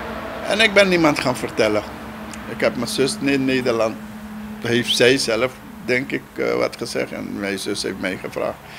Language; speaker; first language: Dutch; non-native, local second language; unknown